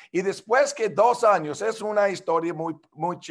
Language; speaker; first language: Spanish; non-native, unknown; English